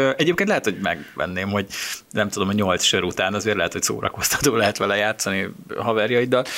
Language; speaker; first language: Hungarian; native; Hungarian